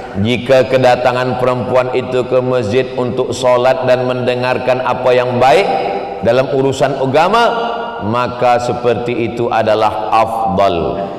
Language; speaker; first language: Malay; native; Malay